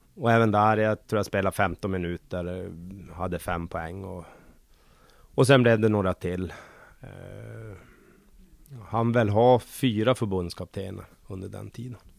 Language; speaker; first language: Swedish; native; Swedish